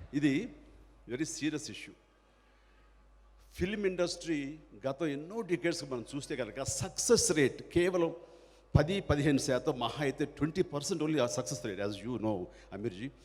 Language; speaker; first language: Telugu; native; Telugu